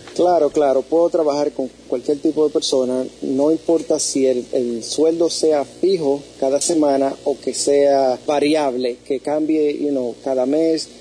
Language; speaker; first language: Spanish; early bilingual, heritage; Spanish